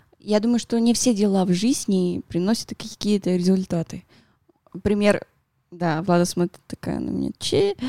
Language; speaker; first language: Russian; non-native, fluent; Spanish